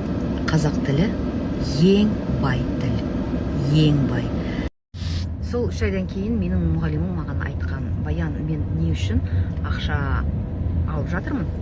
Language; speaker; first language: Kazakh; non-native, local second language; Russian